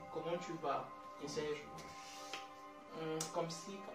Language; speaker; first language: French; non-native, learner; English